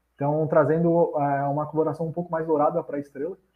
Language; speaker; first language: Portuguese; native; Portuguese